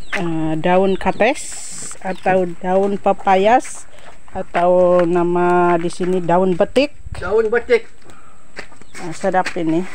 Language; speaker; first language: Malay; native; Malay